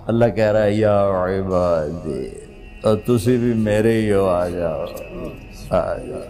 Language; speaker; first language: Urdu; non-native, local second language; Punjabi